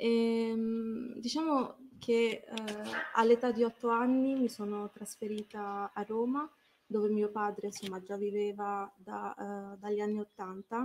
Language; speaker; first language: Italian; early bilingual, other home language; Arabic